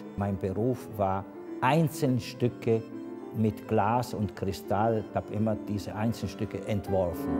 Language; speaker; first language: German; non-native, fluent; Italian